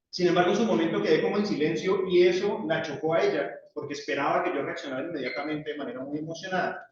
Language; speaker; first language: Spanish; native; Spanish